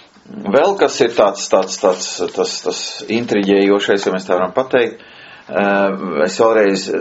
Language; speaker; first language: Latvian; native; Latvian